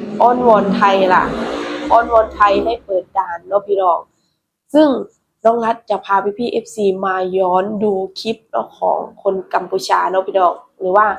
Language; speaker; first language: Thai; non-native, local second language; Lao